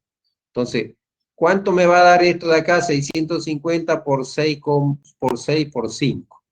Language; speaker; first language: Spanish; native; Spanish